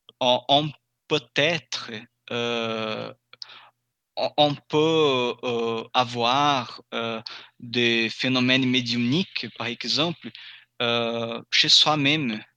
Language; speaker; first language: French; non-native, fluent; Portuguese